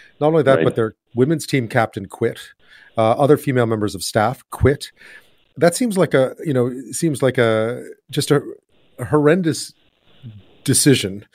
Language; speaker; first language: English; native; English